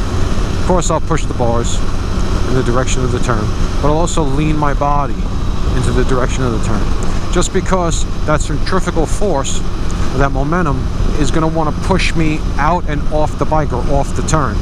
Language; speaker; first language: English; native; English